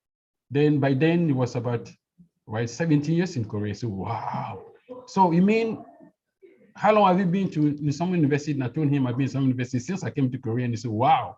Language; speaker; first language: English; non-native, fluent; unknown